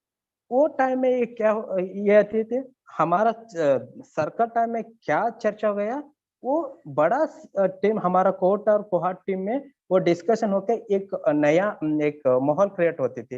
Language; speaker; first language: Hindi; non-native, learner; Kannada